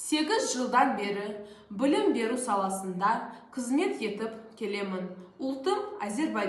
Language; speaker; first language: Kazakh; non-native, local second language; Azerbaijani